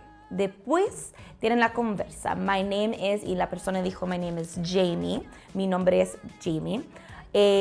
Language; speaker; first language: Spanish; non-native, fluent; English